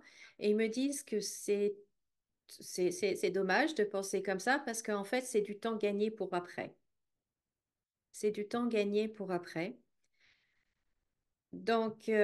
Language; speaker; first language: French; native; French